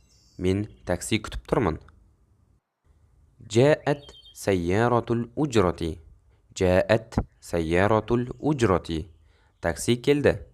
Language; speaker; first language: Arabic; non-native, fluent; Kazakh